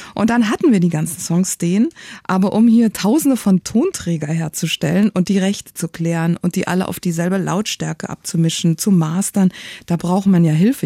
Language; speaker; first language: German; native; German